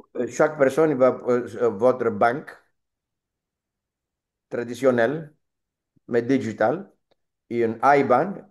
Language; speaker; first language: French; non-native, learner; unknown